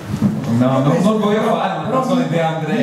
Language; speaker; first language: Italian; non-native, learner; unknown